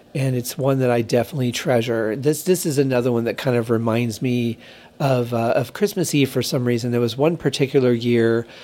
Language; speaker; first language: English; native; English